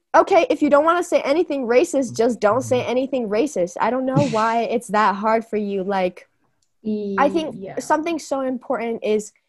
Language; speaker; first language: English; early bilingual, other home language; Chinese